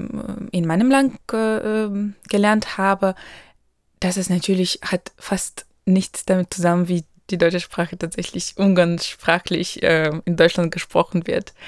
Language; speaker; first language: German; non-native, local second language; Ukrainian